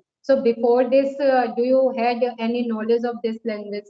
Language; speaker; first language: English; non-native, local second language; Hindi